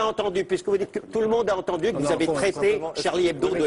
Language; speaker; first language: French; native; French